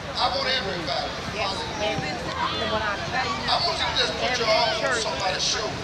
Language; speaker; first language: English; native; English